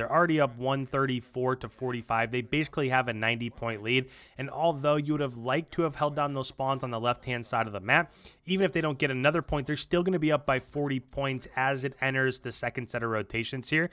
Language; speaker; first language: English; native; English